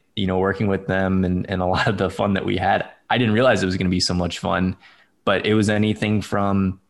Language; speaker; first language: English; native; English